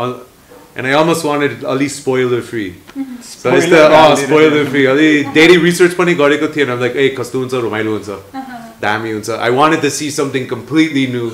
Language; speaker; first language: Nepali; non-native, learner; English